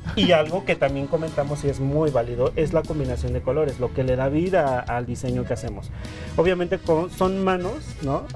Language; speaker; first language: Spanish; non-native, local second language; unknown